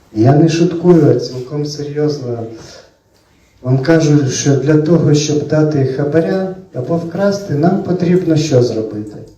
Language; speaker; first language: Ukrainian; non-native, local second language; Russian